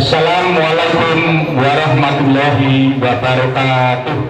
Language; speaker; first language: Indonesian; native; Indonesian